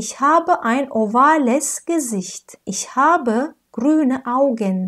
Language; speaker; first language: German; non-native, fluent; Turkish